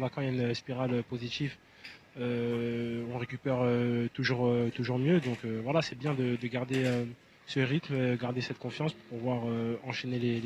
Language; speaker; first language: French; native; French